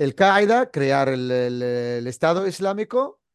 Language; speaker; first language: Spanish; non-native, fluent; Arabic